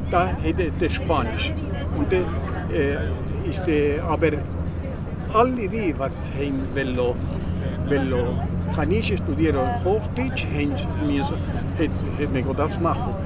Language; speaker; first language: German; early bilingual, heritage; German